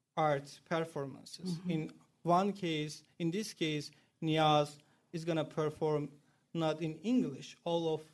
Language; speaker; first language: English; non-native, fluent; Turkish